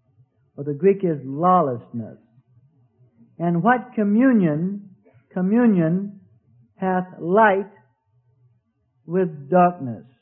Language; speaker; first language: English; native; English